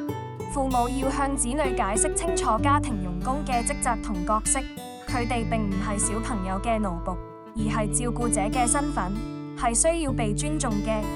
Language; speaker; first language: Cantonese; native; Cantonese